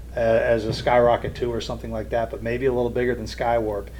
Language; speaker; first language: English; native; English